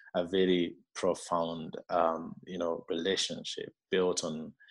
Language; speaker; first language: English; non-native, local second language; Meru